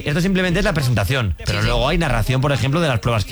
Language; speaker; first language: Spanish; native; Spanish